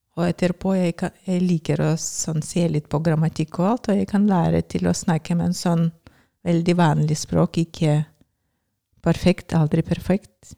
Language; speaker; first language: Norwegian; non-native, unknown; Lithuanian